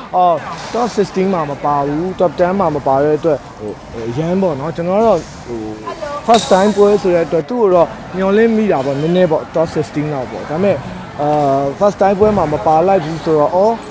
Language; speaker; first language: Burmese; native; Burmese